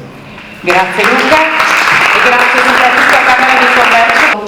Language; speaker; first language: Italian; native; Italian